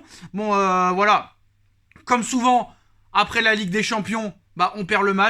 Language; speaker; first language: French; native; French